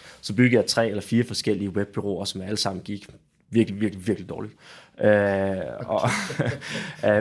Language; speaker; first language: Danish; native; Danish